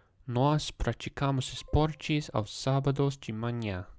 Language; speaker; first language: Portuguese; non-native, learner; English